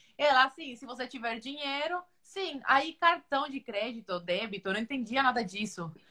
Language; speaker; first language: Portuguese; non-native, fluent; Spanish